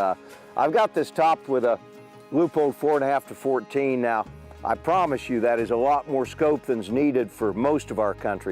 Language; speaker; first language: English; native; English